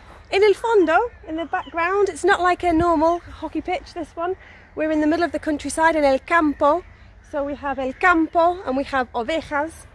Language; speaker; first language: English; native; English